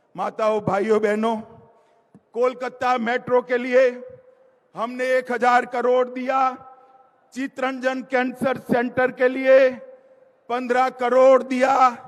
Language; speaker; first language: Hindi; non-native, local second language; Gujarati